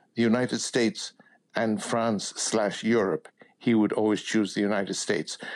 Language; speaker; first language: English; native; English